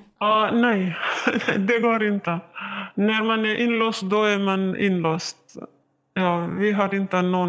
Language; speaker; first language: Swedish; non-native, learner; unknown